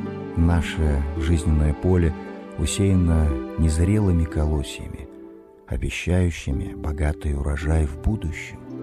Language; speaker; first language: Russian; native; Russian